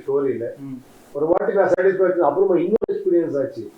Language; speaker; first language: Tamil; non-native, learner; Kannada